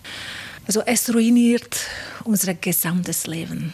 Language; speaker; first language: German; non-native, fluent; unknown